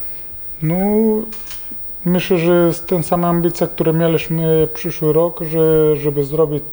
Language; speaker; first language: Polish; non-native, fluent; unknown